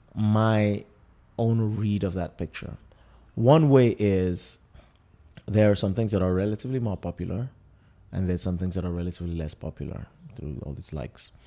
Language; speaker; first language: English; non-native, local second language; Yoruba